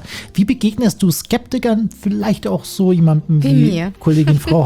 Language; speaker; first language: German; native; German